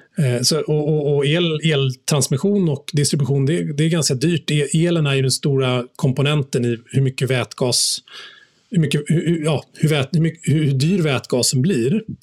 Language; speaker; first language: Swedish; native; Swedish